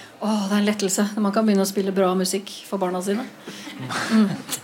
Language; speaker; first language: Norwegian; native; Norwegian